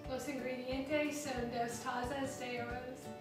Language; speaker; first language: Spanish; non-native, learner; English